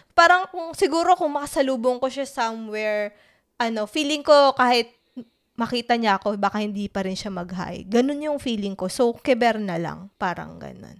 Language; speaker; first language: Filipino; native; Filipino